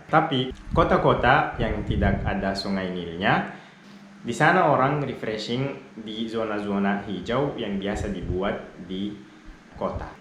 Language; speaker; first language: Indonesian; non-native, fluent; Arabic